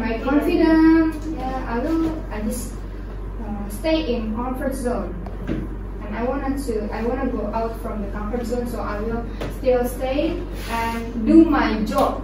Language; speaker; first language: English; non-native, learner; Indonesian